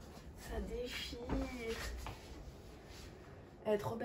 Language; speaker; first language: French; native; French